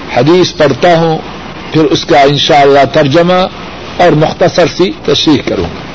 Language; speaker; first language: Urdu; non-native, local second language; Punjabi